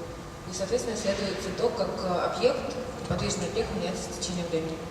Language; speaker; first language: Russian; native; Russian